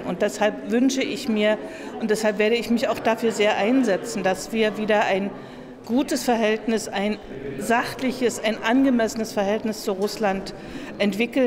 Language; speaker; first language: German; native; German